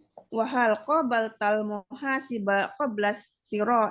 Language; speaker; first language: Arabic; non-native, learner; Indonesian